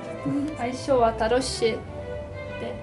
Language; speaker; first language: Japanese; non-native, fluent; Russian